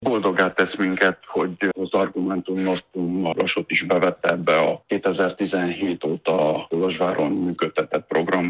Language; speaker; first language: Hungarian; native; Hungarian